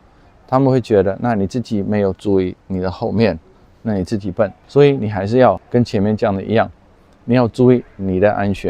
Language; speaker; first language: Chinese; non-native, fluent; Dutch